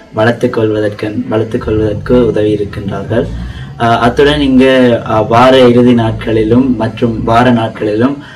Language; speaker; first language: Tamil; early bilingual, heritage; Tamil